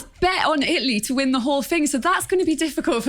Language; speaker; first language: English; native; English